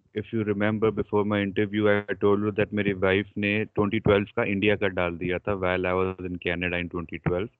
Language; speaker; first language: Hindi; non-native, local second language; Punjabi